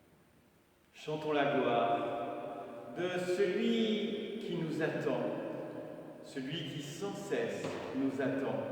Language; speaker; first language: French; native; French